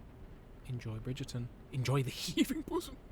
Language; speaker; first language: English; native; English